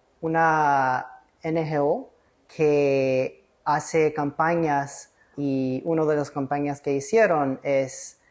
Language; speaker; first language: Spanish; early bilingual, heritage; English